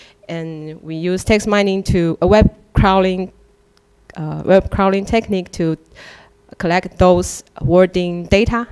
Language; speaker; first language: English; non-native, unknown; Chinese